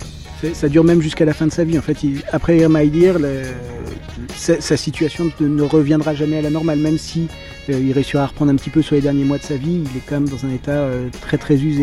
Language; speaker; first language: French; native; French